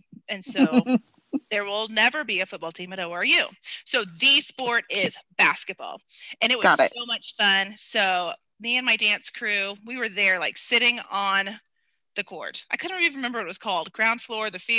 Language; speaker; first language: English; native; English